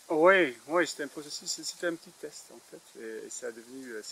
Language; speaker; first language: French; non-native, fluent; Dutch